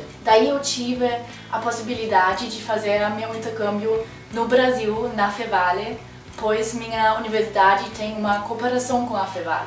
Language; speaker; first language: Portuguese; non-native, fluent; German